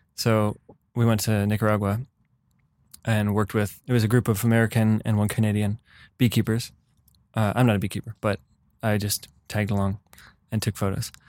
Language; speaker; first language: English; native; English